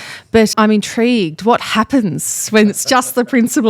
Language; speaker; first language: English; native; English